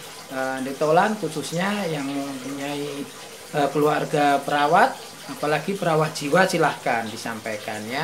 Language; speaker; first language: Indonesian; native; Indonesian